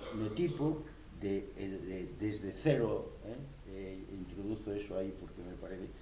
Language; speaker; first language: Spanish; native; Spanish